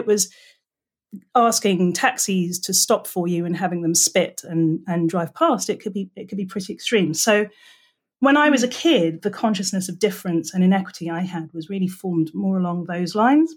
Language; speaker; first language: English; native; English